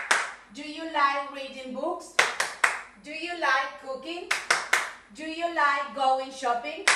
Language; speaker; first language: English; non-native, fluent; Spanish